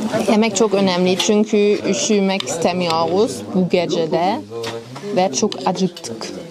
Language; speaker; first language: Turkish; non-native, learner; German